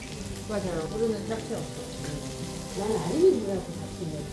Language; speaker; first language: Korean; native; Korean